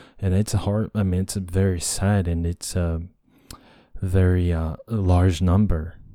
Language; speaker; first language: English; non-native, fluent; Japanese